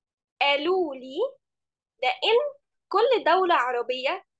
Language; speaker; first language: Arabic; non-native, fluent; Indonesian